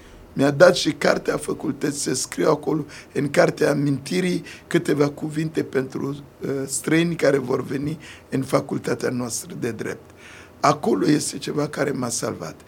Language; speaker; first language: Romanian; non-native, fluent; Sango